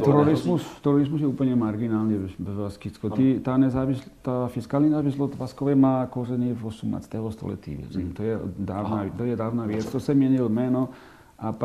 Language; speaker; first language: Czech; non-native, fluent; Catalan